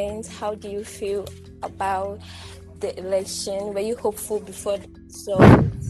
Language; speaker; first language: English; non-native, local second language; Ibibio